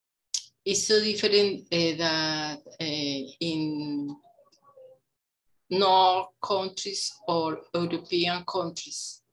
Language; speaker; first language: English; non-native, learner; Spanish